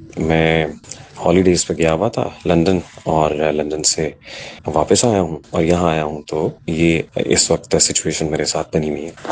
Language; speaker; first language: Urdu; native; Urdu